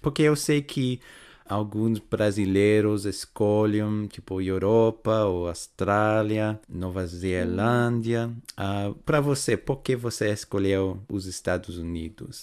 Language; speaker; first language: Portuguese; non-native, fluent; English